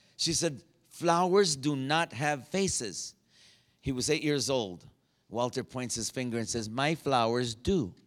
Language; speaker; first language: English; native; English